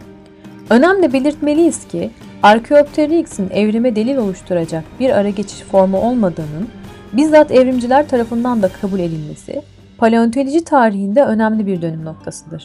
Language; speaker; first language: Turkish; native; Turkish